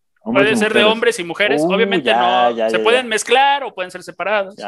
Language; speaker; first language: Spanish; native; Spanish